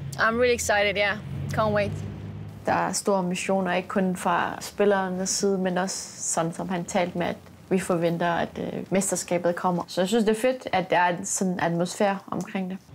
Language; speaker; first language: Danish; early bilingual, other home language; Persian